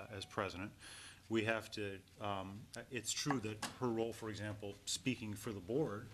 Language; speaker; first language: English; native; English